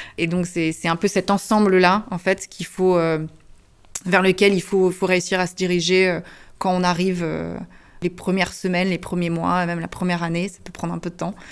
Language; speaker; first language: French; early bilingual, heritage; French